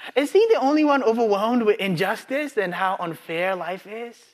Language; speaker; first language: English; non-native, local second language; Akan